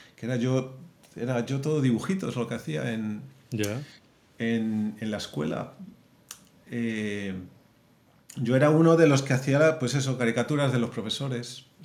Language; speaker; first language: Spanish; native; Spanish